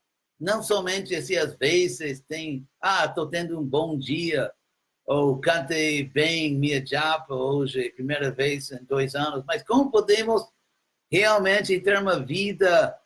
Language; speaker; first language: Portuguese; non-native, fluent; English